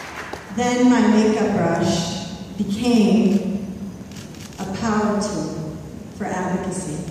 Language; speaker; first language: English; native; English